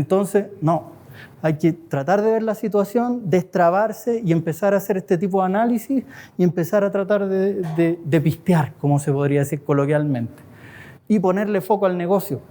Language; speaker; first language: Spanish; native; Spanish